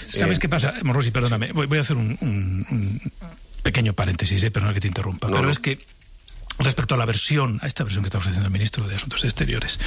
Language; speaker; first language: Spanish; native; Spanish